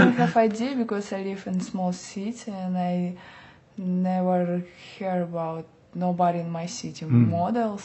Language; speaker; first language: English; non-native, learner; Russian